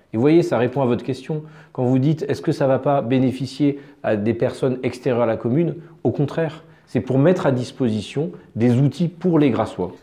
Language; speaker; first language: French; native; French